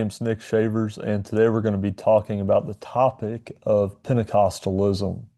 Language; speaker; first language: English; native; English